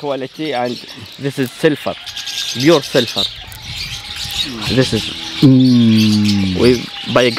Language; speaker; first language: English; non-native, learner; Arabic